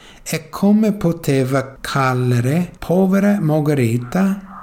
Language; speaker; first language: Italian; non-native, learner; English